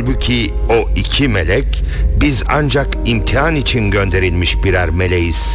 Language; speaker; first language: Turkish; native; Turkish